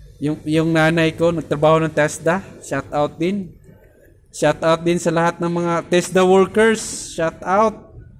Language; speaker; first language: Filipino; non-native, local second language; Cebuano